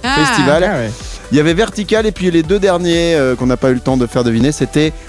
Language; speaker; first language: French; native; French